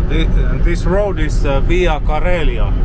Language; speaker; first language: English; non-native, learner; Finnish